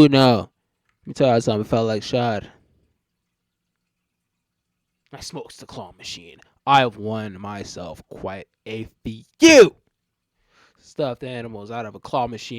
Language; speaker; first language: English; native; English